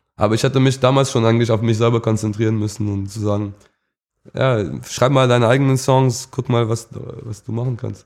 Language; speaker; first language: German; early bilingual, other home language; English